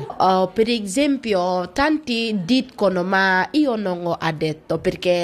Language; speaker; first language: Italian; non-native, learner; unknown